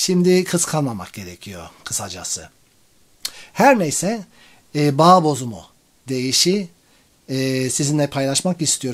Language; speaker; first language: Turkish; non-native, fluent; English